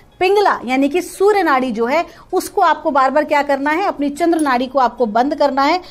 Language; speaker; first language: Hindi; native; Hindi